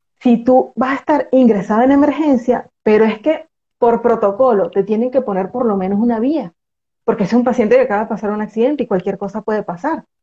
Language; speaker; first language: Spanish; native; Spanish